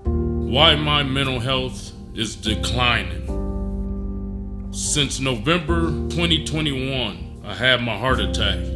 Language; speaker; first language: English; native; English